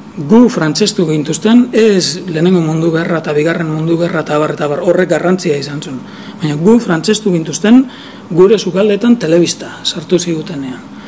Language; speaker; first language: Basque; native; Basque